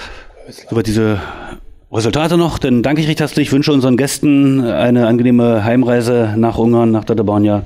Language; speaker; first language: German; native; German